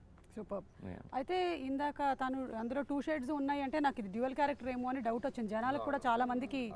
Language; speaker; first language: Telugu; native; Telugu